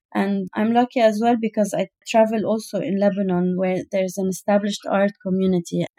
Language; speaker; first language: English; non-native, fluent; Arabic